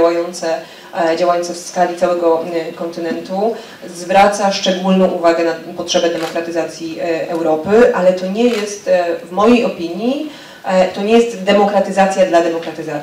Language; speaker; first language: Polish; native; Polish